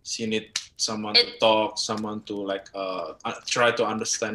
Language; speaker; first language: English; non-native, learner; Indonesian